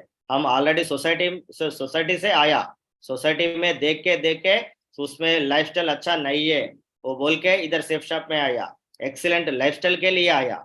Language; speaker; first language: Hindi; non-native, local second language; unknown